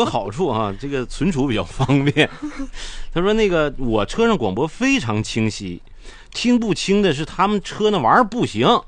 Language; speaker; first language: Chinese; native; Chinese